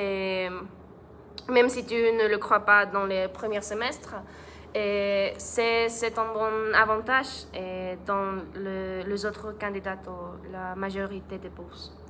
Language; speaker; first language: French; non-native, learner; Spanish